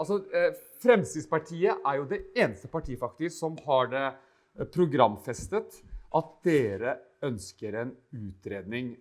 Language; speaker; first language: Norwegian; native; Norwegian